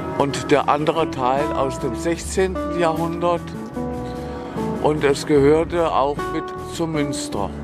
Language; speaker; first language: German; native; German